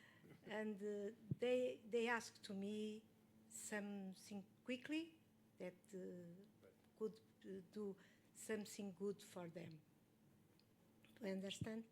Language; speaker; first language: English; non-native, learner; Portuguese